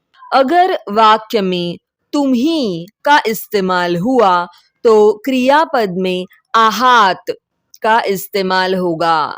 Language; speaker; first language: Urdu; non-native, local second language; Marathi